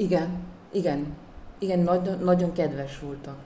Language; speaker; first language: Hungarian; non-native, fluent; German